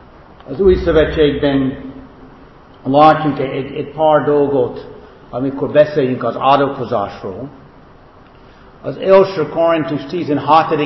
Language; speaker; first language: Hungarian; non-native, fluent; English